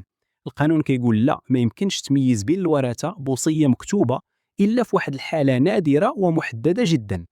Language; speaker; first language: Arabic; native; Arabic